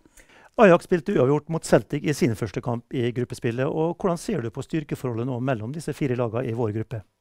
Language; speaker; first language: Norwegian; native; Norwegian